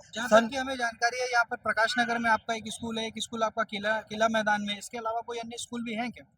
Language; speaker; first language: Hindi; native; Hindi